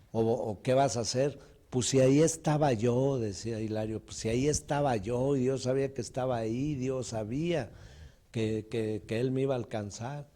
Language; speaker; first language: Spanish; native; Spanish